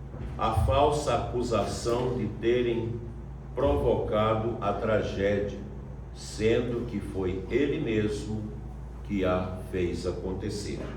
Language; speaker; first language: Portuguese; native; Portuguese